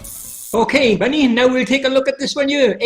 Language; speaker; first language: English; native; English